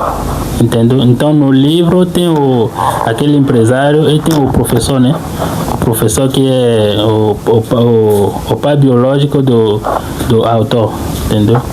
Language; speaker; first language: Portuguese; non-native, fluent; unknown